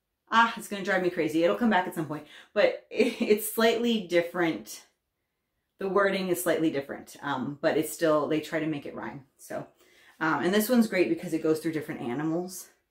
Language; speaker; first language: English; native; English